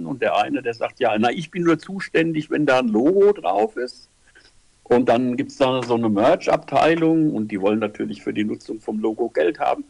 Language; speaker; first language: German; native; German